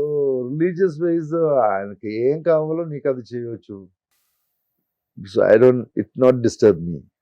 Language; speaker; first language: Telugu; non-native, local second language; Malayalam